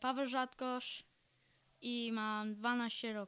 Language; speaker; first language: Polish; early bilingual, heritage; Polish